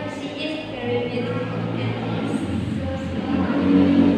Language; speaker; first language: English; non-native, learner; Indonesian